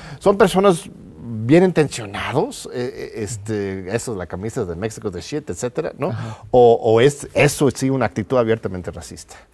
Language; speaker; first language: Spanish; non-native, fluent; English